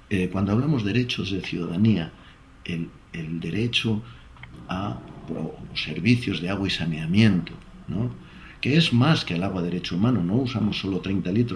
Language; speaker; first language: Spanish; native; Spanish